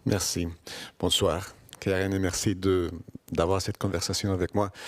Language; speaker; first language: French; non-native, fluent; Spanish